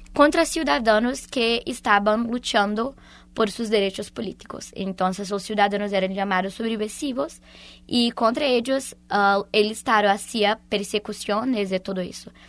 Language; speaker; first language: Spanish; non-native, fluent; Portuguese